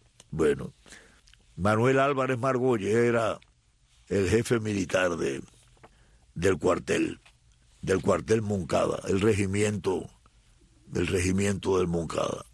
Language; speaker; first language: Spanish; native; Spanish